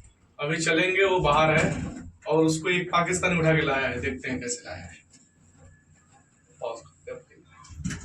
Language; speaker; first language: Hindi; native; Hindi